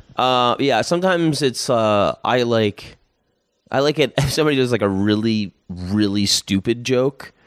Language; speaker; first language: English; native; English